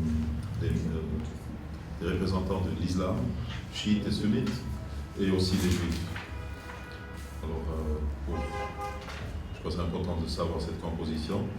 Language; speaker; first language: French; non-native, fluent; German